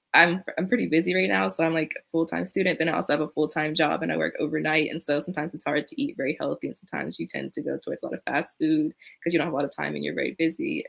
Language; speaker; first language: English; native; English